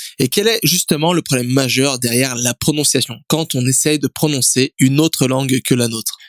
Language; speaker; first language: French; native; French